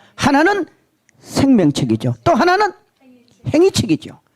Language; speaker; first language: Korean; native; Korean